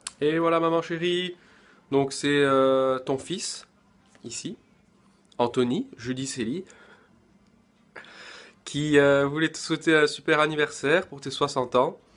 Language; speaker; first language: French; native; French